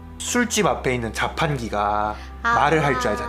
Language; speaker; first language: Korean; native; Korean